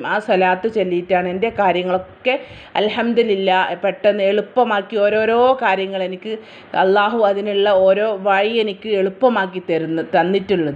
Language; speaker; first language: Malayalam; native; Malayalam